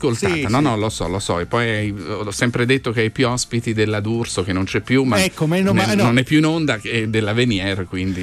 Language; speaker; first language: Italian; native; Italian